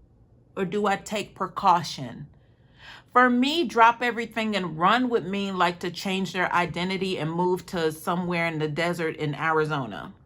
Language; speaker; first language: English; native; English